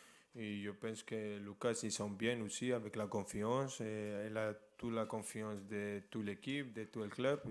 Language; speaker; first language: French; non-native, fluent; Spanish